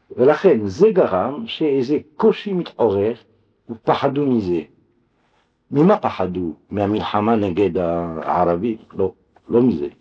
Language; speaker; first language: Hebrew; non-native, fluent; French